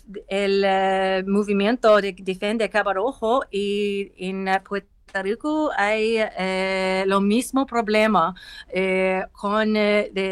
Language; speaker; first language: Spanish; non-native, learner; English